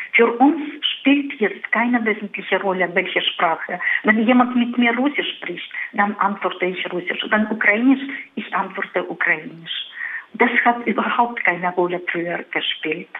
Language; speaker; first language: German; non-native, fluent; Russian